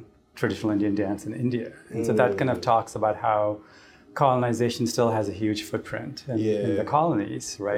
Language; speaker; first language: English; non-native, local second language; Tamil